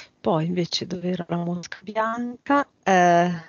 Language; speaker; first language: Italian; native; Italian